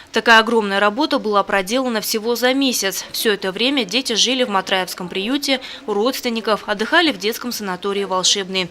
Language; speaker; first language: Russian; native; Russian